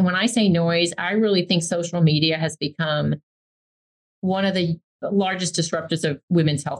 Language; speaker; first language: English; native; English